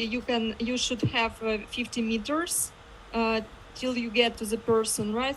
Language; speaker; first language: English; non-native, fluent; Ukrainian